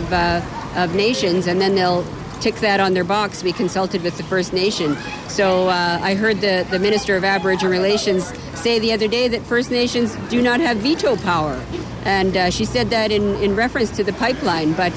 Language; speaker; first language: English; native; English